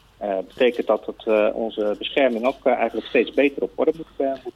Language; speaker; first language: Dutch; native; Dutch